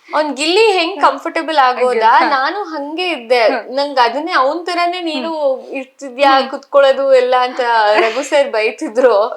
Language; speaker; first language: Kannada; native; Kannada